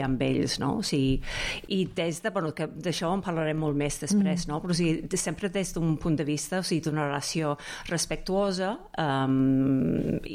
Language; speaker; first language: Catalan; non-native, fluent; English